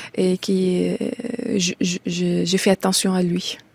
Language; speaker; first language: French; non-native, fluent; Arabic